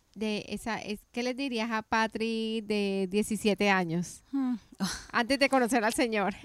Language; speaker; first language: Spanish; native; Spanish